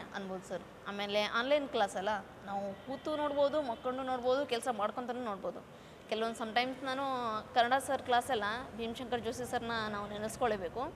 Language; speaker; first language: Kannada; non-native, local second language; Lambadi